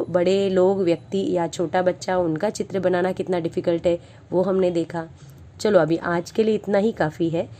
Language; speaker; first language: Hindi; non-native, local second language; Marathi